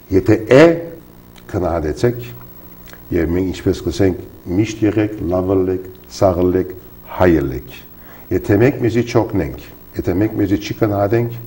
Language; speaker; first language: Armenian; early bilingual, heritage; Armenian